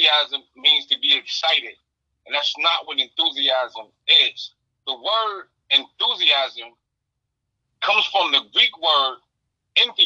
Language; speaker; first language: English; native; English